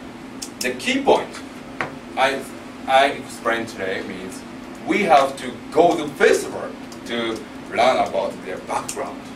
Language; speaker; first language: English; non-native, learner; Japanese